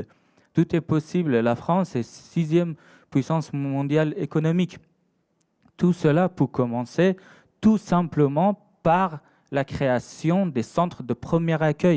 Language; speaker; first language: French; non-native, fluent; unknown